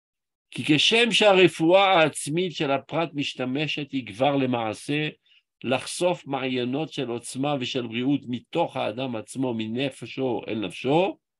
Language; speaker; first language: Hebrew; non-native, fluent; French